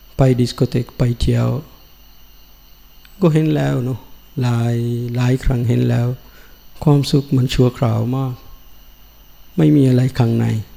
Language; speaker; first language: Thai; non-native, learner; Sinhala